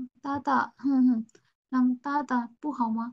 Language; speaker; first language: Chinese; non-native, learner; Bangla